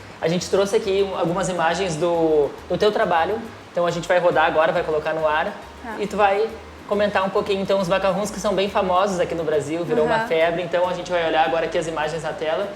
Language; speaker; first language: Portuguese; native; Portuguese